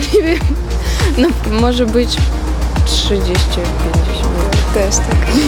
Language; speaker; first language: Polish; non-native, local second language; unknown